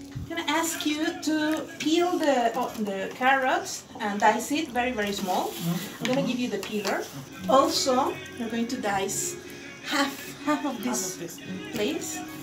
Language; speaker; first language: English; non-native, fluent; Spanish